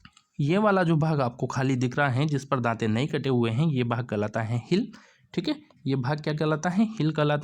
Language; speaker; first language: Hindi; native; Hindi